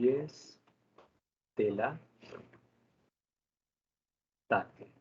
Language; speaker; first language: Spanish; non-native, learner; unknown